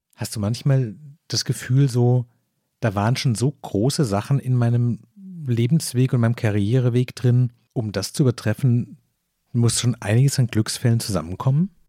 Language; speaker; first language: German; native; German